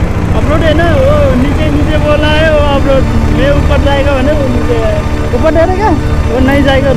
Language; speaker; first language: Hindi; non-native, learner; Nepali